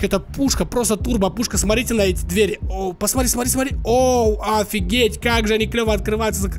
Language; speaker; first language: Russian; native; Russian